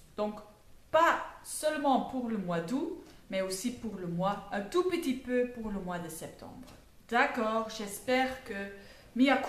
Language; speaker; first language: French; non-native, fluent; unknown